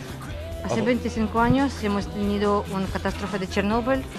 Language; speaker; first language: Spanish; non-native, fluent; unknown